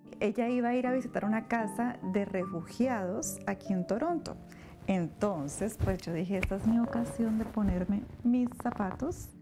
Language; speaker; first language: Spanish; native; Spanish